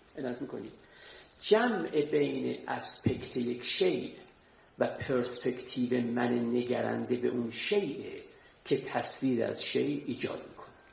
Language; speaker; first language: Persian; native; Persian